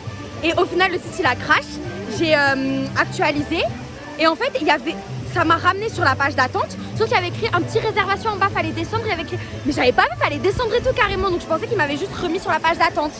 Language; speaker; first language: French; native; French